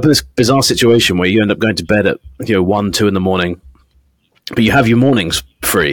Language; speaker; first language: English; native; English